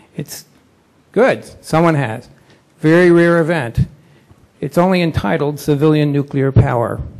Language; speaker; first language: English; native; English